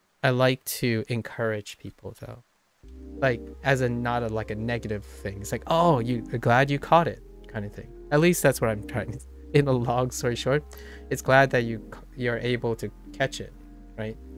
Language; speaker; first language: English; native; English